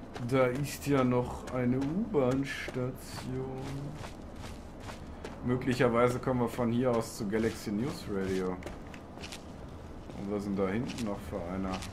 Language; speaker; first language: German; native; German